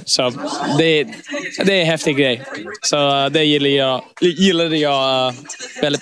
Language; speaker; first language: Swedish; early bilingual, heritage; English